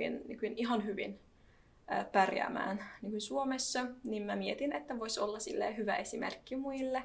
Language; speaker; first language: Finnish; non-native, fluent; Arabic